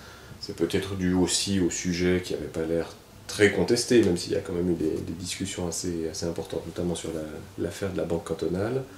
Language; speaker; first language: French; native; French